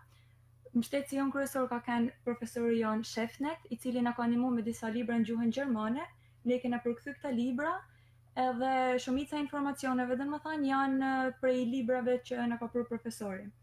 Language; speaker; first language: Albanian; native; Albanian